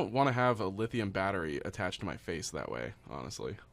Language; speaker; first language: English; native; English